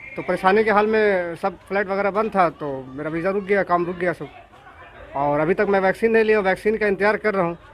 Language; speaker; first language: Hindi; native; Hindi